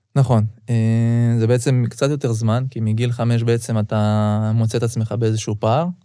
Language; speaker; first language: Hebrew; early bilingual, other home language; Russian